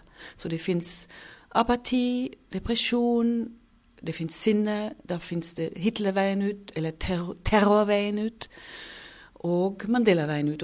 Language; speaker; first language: Norwegian; non-native, fluent; German